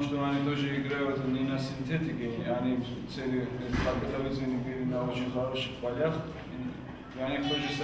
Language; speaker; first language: Russian; non-native, fluent; Georgian